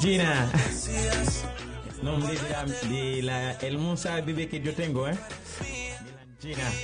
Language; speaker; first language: Spanish; non-native, learner; Haitian Creole